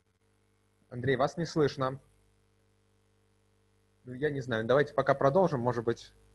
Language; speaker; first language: Russian; native; Russian